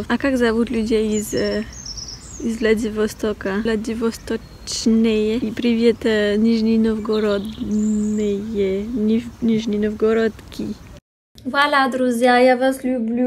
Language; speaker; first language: Russian; non-native, fluent; French